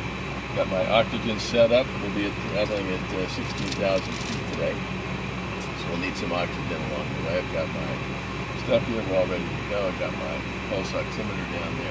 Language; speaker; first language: English; native; English